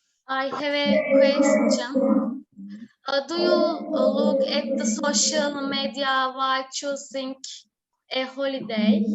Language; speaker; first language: English; non-native, learner; Turkish